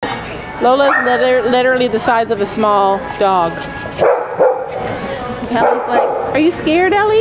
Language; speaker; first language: English; native; English